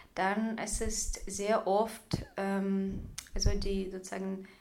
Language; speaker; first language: German; non-native, fluent; Russian